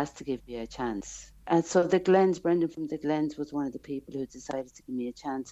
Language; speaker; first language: English; native; English